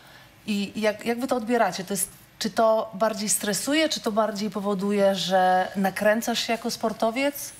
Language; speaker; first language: Polish; native; Polish